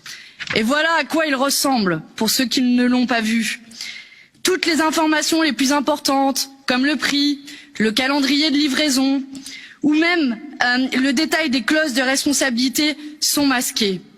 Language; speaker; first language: French; native; French